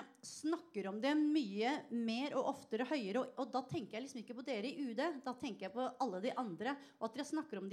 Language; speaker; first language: Norwegian; native; Norwegian